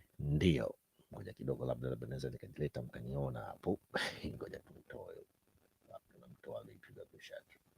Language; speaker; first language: Swahili; native; Swahili